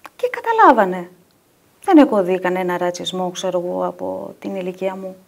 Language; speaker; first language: Greek; non-native, fluent; Albanian